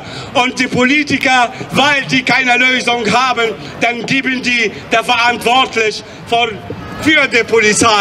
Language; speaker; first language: German; non-native, fluent; Arabic